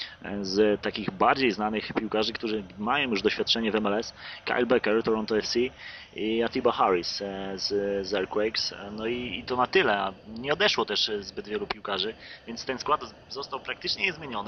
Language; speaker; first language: Polish; native; Polish